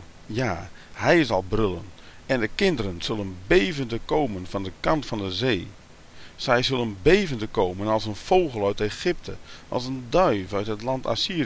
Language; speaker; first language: Dutch; native; Dutch